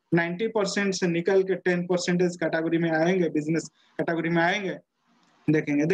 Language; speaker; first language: Hindi; non-native, local second language; Odia